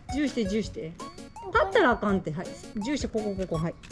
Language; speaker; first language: Japanese; native; Japanese